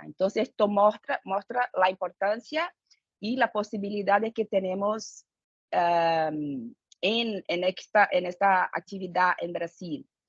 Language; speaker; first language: Spanish; non-native, fluent; Portuguese